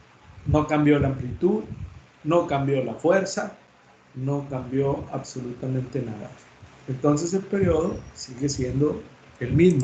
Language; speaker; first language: Spanish; native; Spanish